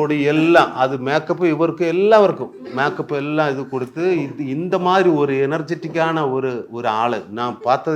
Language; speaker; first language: Tamil; non-native, learner; Malayalam